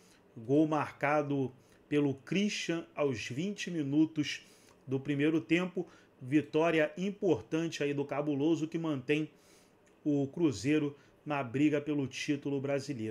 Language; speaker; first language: Portuguese; native; Portuguese